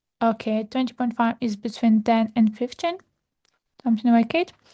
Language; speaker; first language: English; non-native, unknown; Ukrainian